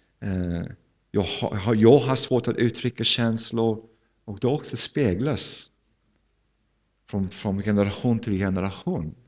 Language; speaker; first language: Swedish; non-native, fluent; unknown